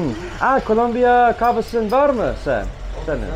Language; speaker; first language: Turkish; non-native, learner; English